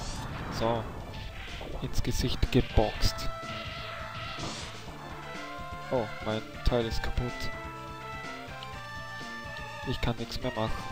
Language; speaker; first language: German; native; German